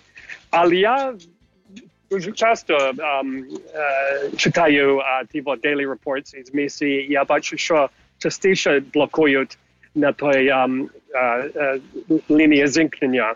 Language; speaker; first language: Ukrainian; early bilingual, heritage; English